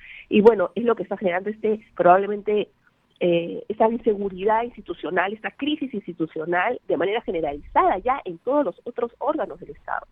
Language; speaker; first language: Spanish; native; Spanish